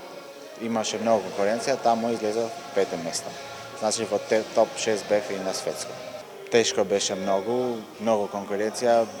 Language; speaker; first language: Macedonian; non-native, local second language; Albanian